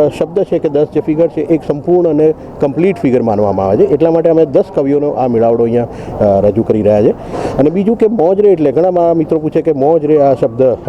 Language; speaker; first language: Gujarati; native; Gujarati